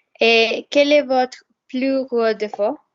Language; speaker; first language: French; non-native, learner; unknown